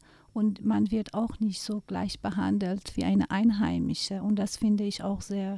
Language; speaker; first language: German; non-native, fluent; Persian